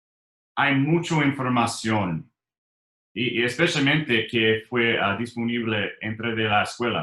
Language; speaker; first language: Spanish; non-native, learner; English